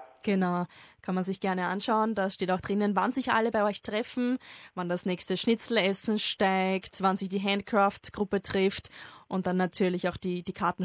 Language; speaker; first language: German; native; German